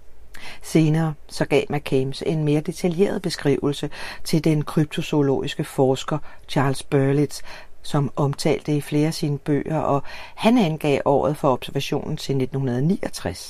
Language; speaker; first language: Danish; native; Danish